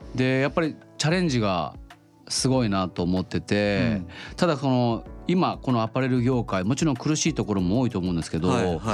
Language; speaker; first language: Japanese; native; Japanese